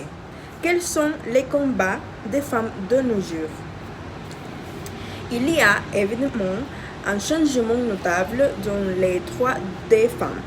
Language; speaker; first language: French; non-native, fluent; Spanish